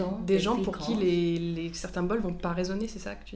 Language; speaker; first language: French; native; French